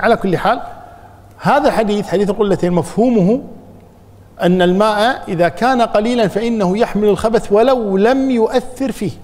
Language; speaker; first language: Arabic; native; Arabic